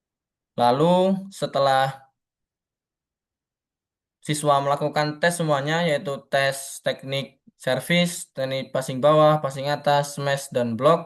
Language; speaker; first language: Indonesian; native; Indonesian